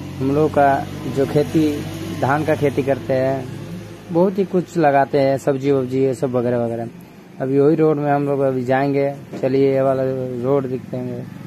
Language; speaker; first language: Hindi; non-native, local second language; Bangla